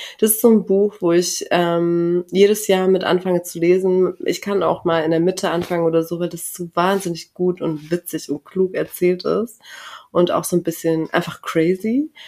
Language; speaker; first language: German; early bilingual, other home language; Turkish